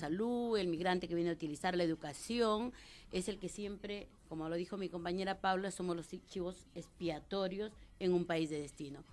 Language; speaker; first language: Spanish; native; Spanish